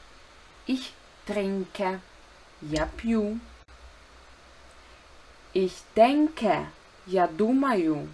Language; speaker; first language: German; non-native, fluent; Ukrainian